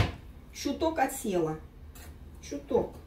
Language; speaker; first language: Russian; native; Russian